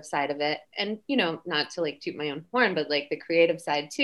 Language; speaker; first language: English; native; English